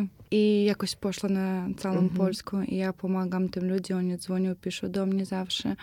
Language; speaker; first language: Polish; non-native, fluent; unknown